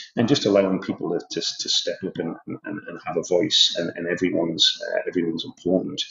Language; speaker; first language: English; native; English